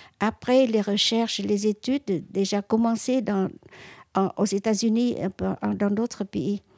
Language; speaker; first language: French; non-native, local second language; Vietnamese